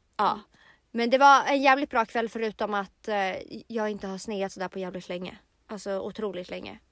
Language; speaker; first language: Swedish; native; Swedish